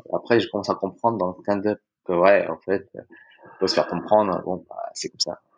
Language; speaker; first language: French; early bilingual, other home language; Vietnamese